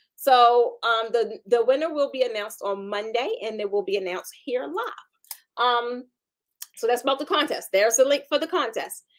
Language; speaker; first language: English; native; English